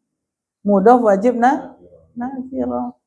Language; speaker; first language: Arabic; non-native, fluent; Indonesian